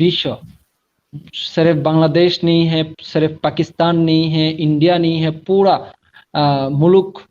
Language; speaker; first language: Hindi; non-native, learner; Bangla